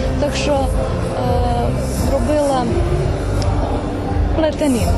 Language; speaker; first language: Ukrainian; non-native, local second language; Serbian